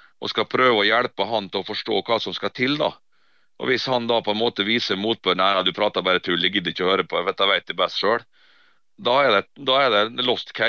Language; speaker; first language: Norwegian; native; Norwegian